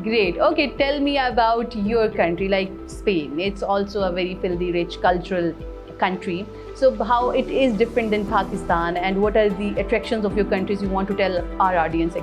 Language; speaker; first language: English; non-native, fluent; Urdu